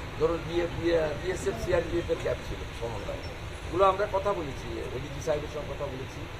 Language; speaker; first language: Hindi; non-native, local second language; Bangla